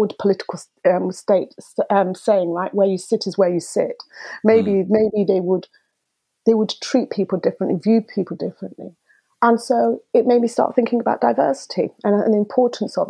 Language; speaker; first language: English; early bilingual, other home language; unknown